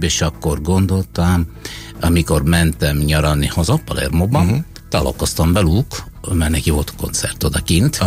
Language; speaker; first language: Hungarian; non-native, fluent; Italian